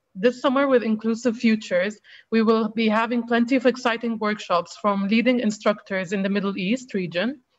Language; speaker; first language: English; non-native, fluent; Arabic